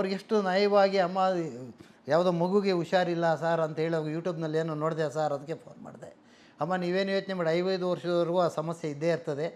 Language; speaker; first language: Kannada; native; Kannada